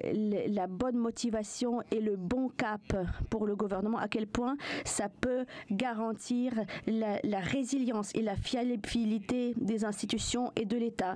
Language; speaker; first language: French; non-native, fluent; Ukrainian